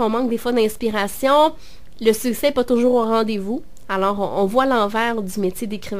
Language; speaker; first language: French; native; French